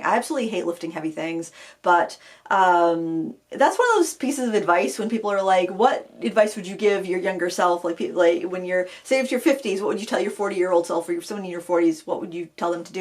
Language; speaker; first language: English; native; English